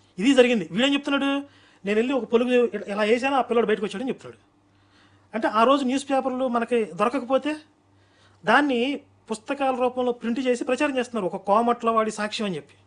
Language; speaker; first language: Telugu; native; Telugu